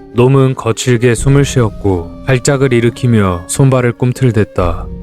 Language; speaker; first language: Korean; native; Korean